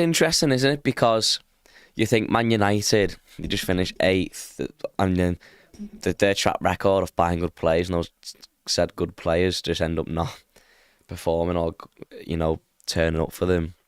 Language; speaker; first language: English; native; English